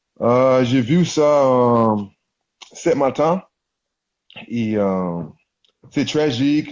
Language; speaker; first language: French; non-native, learner; English